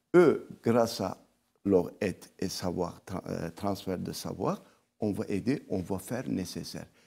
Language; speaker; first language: French; non-native, local second language; Arabic